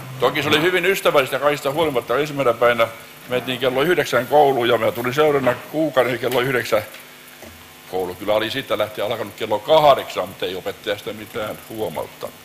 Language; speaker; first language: Finnish; native; Finnish